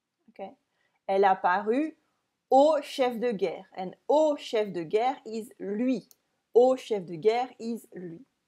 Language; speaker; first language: French; native; French